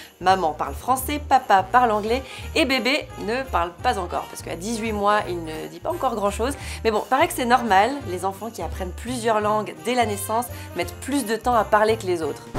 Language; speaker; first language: French; native; French